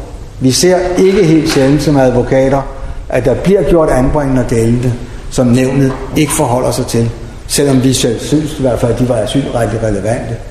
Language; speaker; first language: Danish; native; Danish